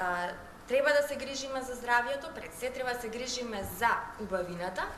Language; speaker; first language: Macedonian; native; Macedonian